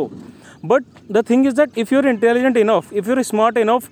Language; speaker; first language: English; non-native, local second language; Hindi